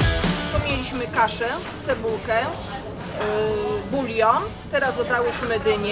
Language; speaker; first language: Polish; non-native, fluent; Italian